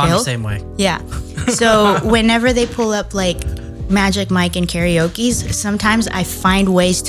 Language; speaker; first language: English; native; English